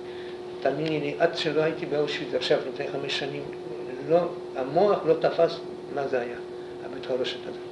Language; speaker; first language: Hebrew; non-native, fluent; Polish